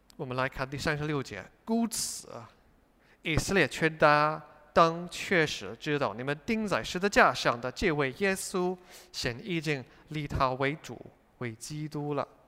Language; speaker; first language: Chinese; non-native, fluent; English